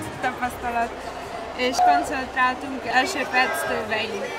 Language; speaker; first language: Hungarian; non-native, learner; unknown